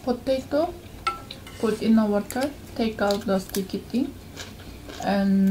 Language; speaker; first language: English; non-native, learner; Korean